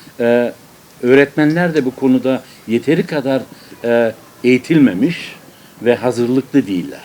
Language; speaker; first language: Turkish; native; Turkish